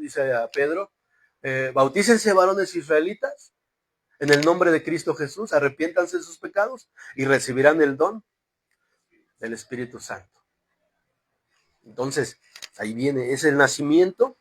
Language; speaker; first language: Spanish; native; Spanish